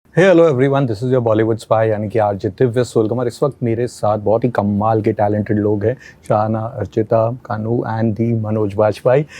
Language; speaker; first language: Hindi; native; Hindi